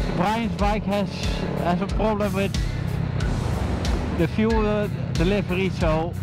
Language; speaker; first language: English; non-native, fluent; Dutch